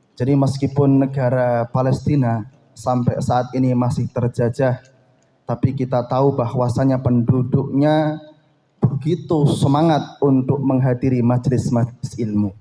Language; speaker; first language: Indonesian; non-native, local second language; Javanese